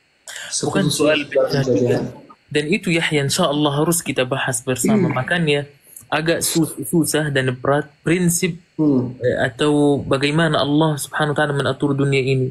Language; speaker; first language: Indonesian; non-native, fluent; Arabic